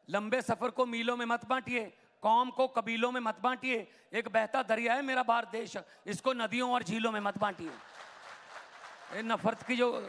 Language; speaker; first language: Hindi; non-native, local second language; Punjabi